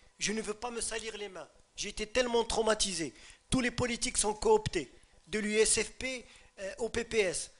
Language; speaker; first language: French; non-native, local second language; Arabic